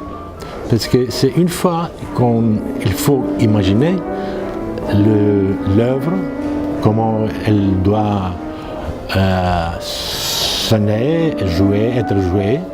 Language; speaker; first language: French; non-native, fluent; Greek